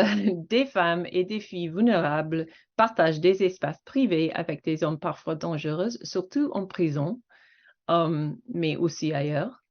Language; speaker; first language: French; non-native, fluent; English